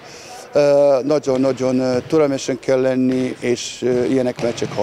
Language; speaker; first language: Hungarian; non-native, learner; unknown